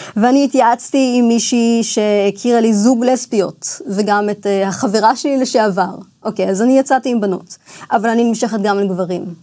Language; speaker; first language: Hebrew; early bilingual, other home language; English